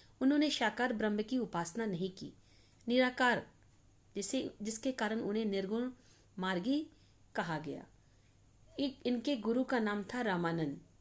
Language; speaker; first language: Hindi; native; Hindi